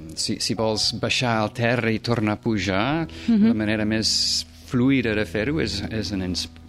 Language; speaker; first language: Catalan; non-native, fluent; English